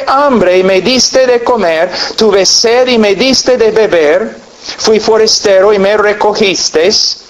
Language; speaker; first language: Spanish; non-native, fluent; English